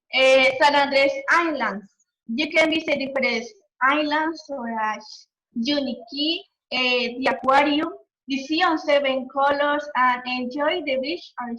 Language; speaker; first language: English; non-native, learner; Spanish